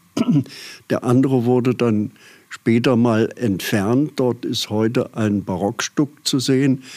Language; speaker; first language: German; native; German